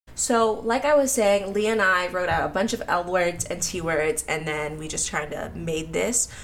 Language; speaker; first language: English; native; English